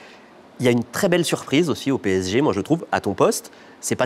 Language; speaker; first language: French; native; French